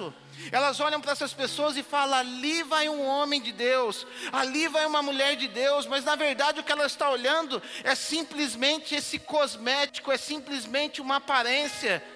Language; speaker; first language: Portuguese; native; Portuguese